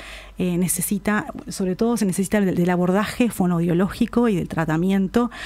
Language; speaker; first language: Spanish; native; Spanish